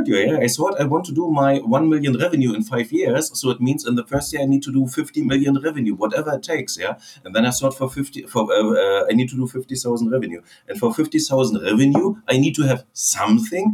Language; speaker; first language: English; non-native, fluent; German